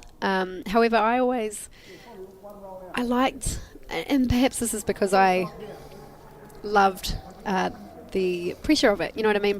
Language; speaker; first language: English; native; English